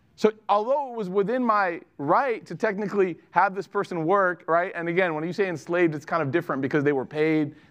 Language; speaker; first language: English; native; English